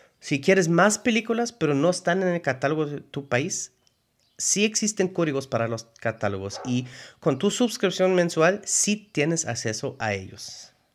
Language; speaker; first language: Spanish; non-native, fluent; German